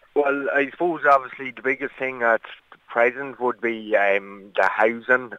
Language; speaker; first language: English; native; English